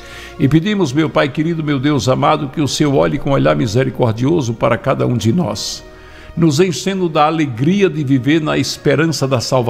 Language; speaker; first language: Portuguese; native; Portuguese